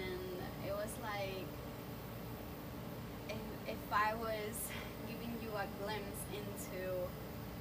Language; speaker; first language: English; non-native, fluent; Spanish